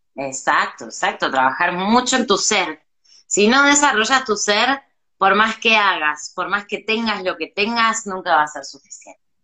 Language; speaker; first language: Spanish; native; Spanish